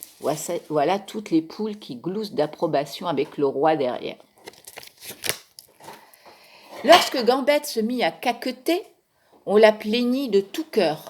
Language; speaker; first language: French; native; French